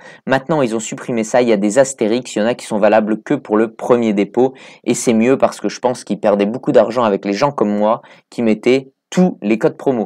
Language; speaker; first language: French; native; French